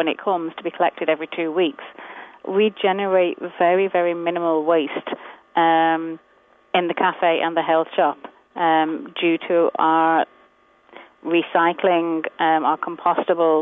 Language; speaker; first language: English; native; English